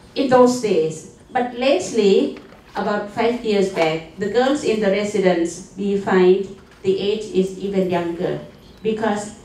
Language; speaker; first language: English; non-native, fluent; Thai